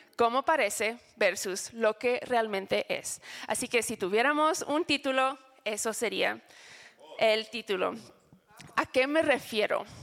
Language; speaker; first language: Spanish; non-native, fluent; English